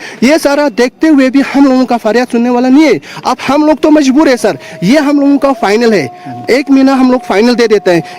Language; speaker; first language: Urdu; non-native, local second language; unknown